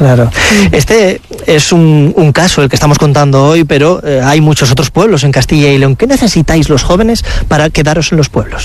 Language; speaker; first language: Spanish; native; Spanish